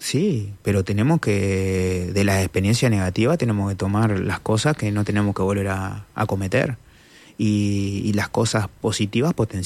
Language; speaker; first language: Spanish; native; Spanish